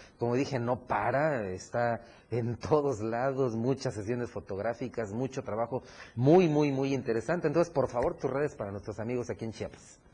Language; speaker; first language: Spanish; native; Spanish